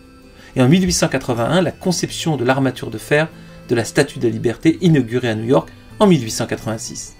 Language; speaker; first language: French; native; French